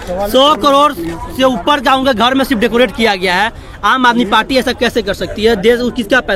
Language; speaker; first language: Hindi; native; Hindi